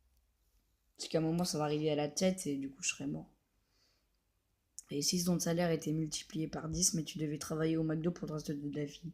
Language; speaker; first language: French; native; French